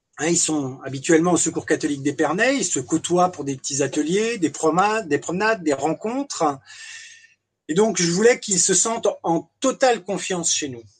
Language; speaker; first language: French; native; French